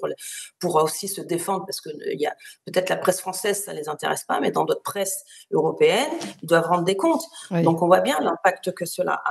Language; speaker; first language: French; native; French